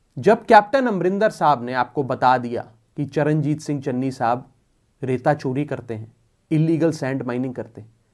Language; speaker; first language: Hindi; non-native, local second language; Punjabi